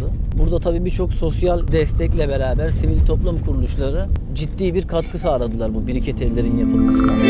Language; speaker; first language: Turkish; native; Turkish